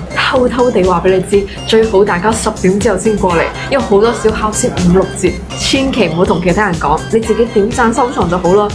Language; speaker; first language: Cantonese; native; Cantonese